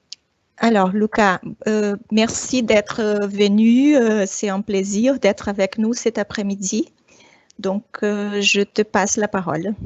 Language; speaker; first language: French; non-native, fluent; Portuguese